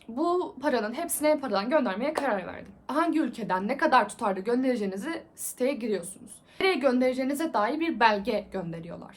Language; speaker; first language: Turkish; native; Turkish